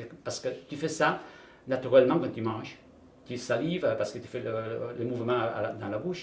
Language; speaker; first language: French; non-native, fluent; Spanish